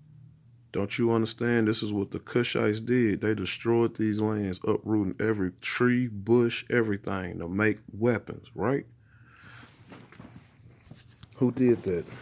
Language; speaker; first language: English; native; English